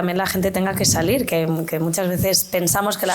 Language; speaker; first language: Spanish; native; Spanish